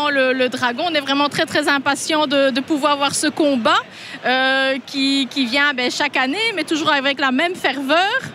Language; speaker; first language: French; native; French